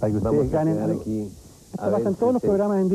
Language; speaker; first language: Spanish; native; Spanish